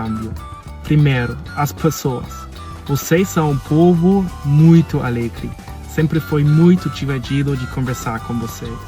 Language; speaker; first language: Portuguese; non-native, learner; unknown